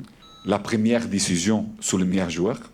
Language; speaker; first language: French; non-native, learner; Portuguese